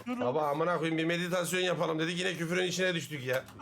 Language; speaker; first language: Turkish; native; Turkish